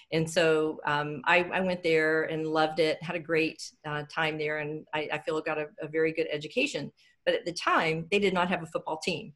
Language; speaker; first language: English; native; English